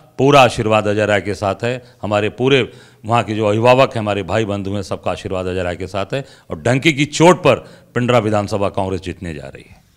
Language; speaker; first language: Hindi; native; Hindi